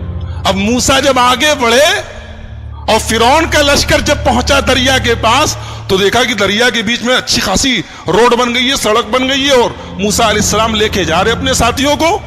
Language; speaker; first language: Urdu; native; Urdu